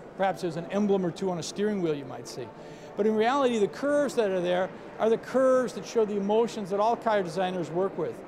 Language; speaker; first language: English; native; English